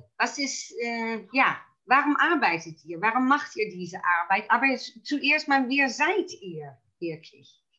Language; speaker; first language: German; non-native, fluent; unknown